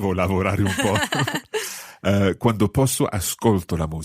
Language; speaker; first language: Italian; non-native, fluent; English